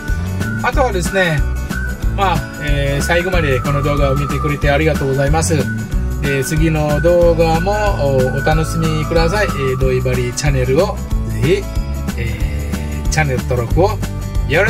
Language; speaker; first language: Japanese; non-native, fluent; Balinese